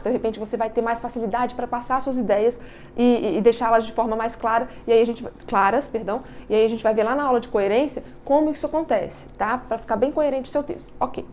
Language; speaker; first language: Portuguese; native; Portuguese